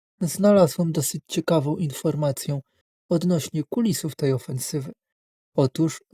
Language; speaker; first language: Polish; native; Polish